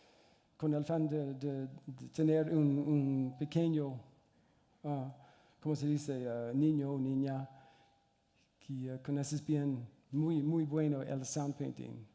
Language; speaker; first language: Spanish; non-native, learner; English